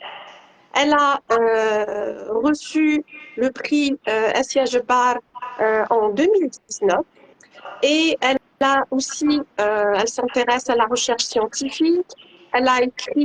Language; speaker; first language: French; non-native, local second language; Arabic